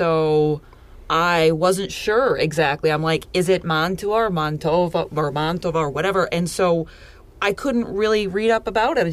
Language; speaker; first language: English; native; English